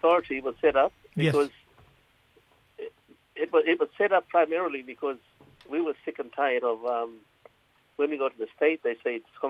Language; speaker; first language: English; native; English